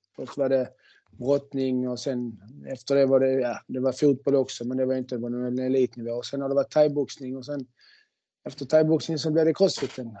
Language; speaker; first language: Swedish; native; Swedish